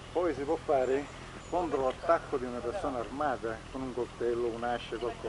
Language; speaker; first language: Italian; native; Italian